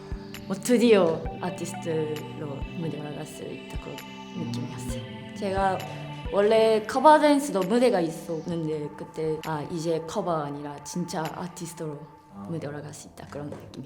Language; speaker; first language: Korean; non-native, fluent; Japanese